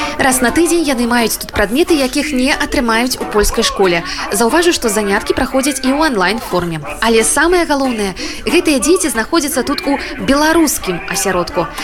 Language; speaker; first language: Belarusian; native; Belarusian